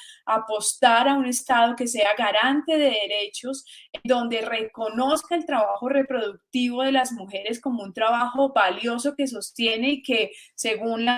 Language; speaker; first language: Spanish; native; Spanish